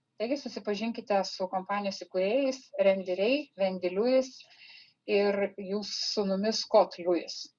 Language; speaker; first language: Lithuanian; native; Lithuanian